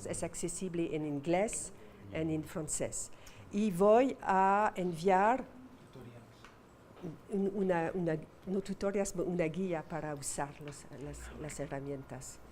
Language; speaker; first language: Spanish; non-native, fluent; French